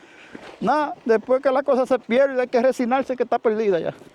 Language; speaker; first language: Spanish; native; Spanish